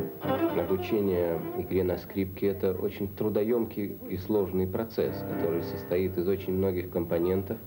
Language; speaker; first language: Russian; native; Russian